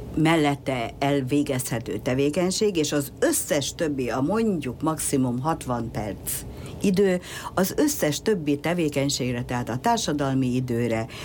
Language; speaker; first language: Hungarian; native; Hungarian